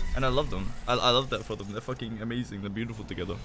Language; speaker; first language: English; native; English